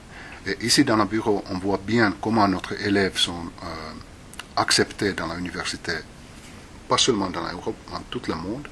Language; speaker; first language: French; non-native, fluent; Finnish